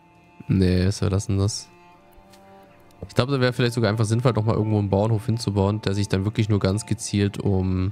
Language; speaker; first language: German; native; German